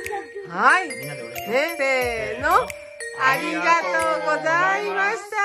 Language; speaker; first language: Japanese; native; Japanese